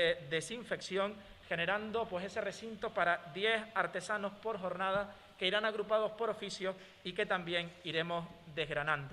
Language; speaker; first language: Spanish; native; Spanish